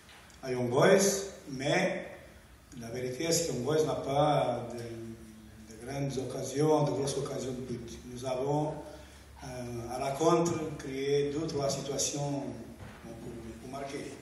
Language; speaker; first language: French; non-native, learner; Portuguese